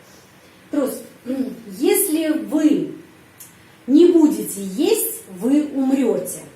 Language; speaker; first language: Russian; non-native, fluent; Indonesian